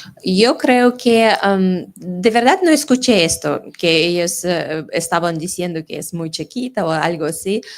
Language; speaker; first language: Spanish; non-native, fluent; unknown